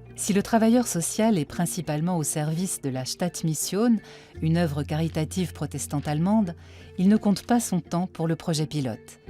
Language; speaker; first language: French; native; French